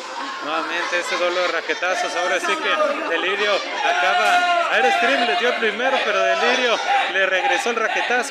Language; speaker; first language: Spanish; native; Spanish